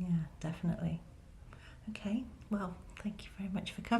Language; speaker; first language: English; native; English